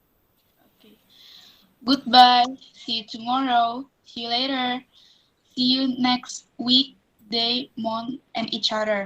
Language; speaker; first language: English; non-native, learner; Indonesian